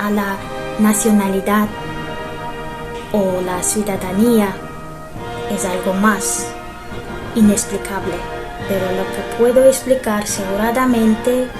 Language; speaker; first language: Spanish; non-native, fluent; Russian